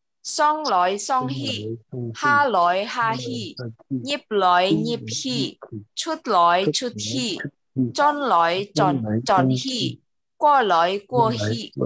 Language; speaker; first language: Cantonese; non-native, learner; Indonesian